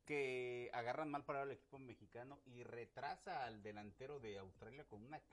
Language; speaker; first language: Spanish; native; Spanish